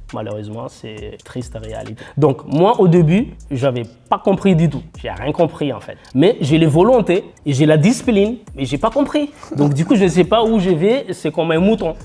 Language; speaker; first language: French; non-native, local second language; Malagasy